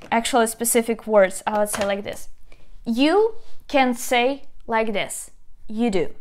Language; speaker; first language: English; non-native, fluent; Ukrainian